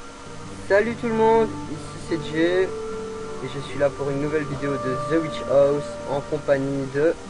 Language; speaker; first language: French; native; French